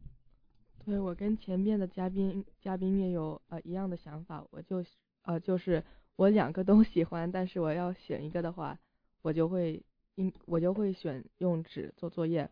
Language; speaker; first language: Chinese; early bilingual, heritage; Chinese